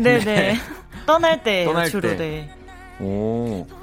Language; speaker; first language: Korean; native; Korean